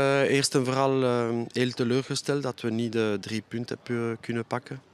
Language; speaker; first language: Dutch; non-native, local second language; French